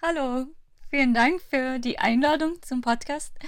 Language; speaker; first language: German; non-native, fluent; Persian